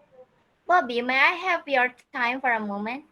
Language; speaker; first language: English; non-native, learner; Indonesian